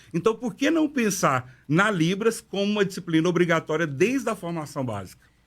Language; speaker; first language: Portuguese; non-native, local second language; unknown